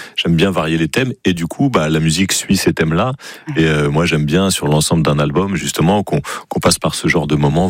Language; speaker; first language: French; native; French